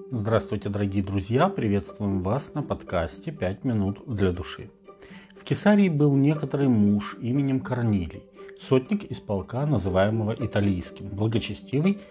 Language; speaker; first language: Russian; native; Russian